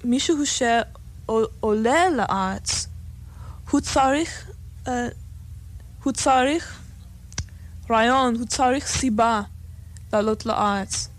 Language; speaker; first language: Hebrew; non-native, fluent; English